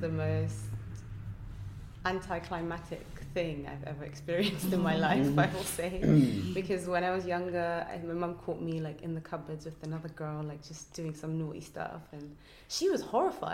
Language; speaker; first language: English; non-native, local second language; Yoruba